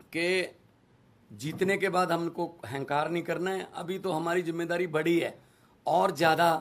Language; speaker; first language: Hindi; non-native, local second language; Punjabi